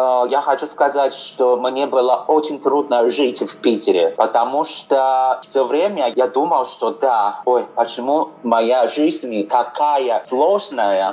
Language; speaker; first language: Russian; non-native, fluent; Chinese